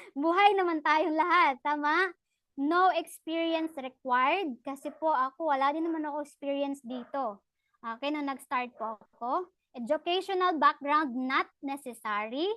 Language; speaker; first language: Filipino; non-native, local second language; Cebuano